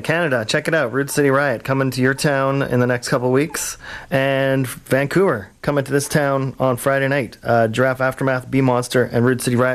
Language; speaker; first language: English; native; English